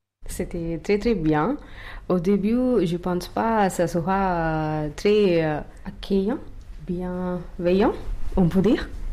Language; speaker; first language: French; non-native, learner; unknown